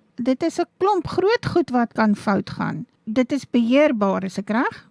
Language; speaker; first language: Afrikaans; native; Afrikaans